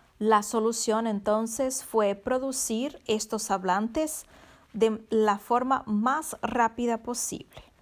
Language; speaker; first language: Spanish; non-native, fluent; Portuguese